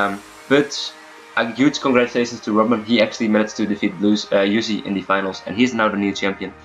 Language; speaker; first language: English; non-native, fluent; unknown